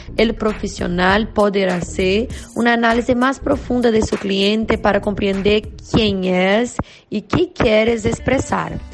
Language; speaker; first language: Spanish; non-native, learner; Portuguese